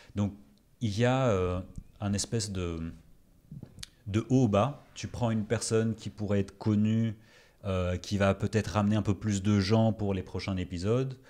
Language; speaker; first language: French; early bilingual, other home language; Greek